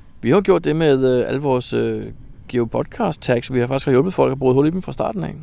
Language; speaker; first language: Danish; native; Danish